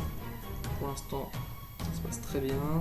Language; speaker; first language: French; native; French